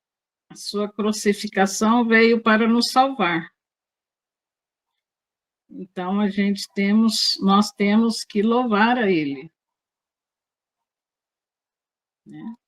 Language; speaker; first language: Portuguese; native; Portuguese